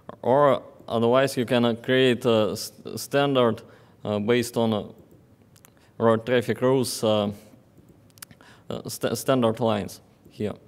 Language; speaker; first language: English; non-native, fluent; Russian